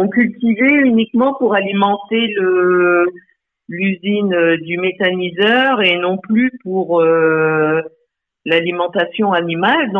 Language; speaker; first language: French; native; French